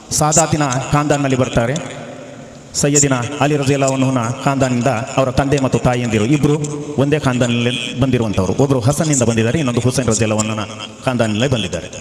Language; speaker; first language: Kannada; non-native, local second language; Malayalam